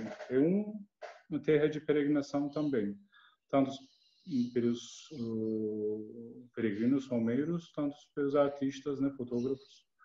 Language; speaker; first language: Portuguese; non-native, learner; Turkish